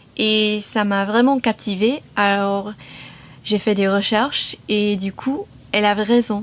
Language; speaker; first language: French; non-native, fluent; English